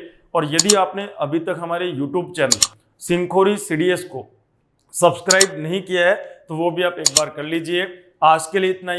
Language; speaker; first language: Hindi; native; Hindi